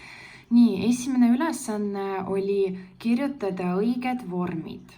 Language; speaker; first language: Estonian; non-native, local second language; Russian